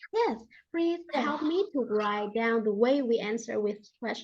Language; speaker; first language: English; non-native, fluent; Vietnamese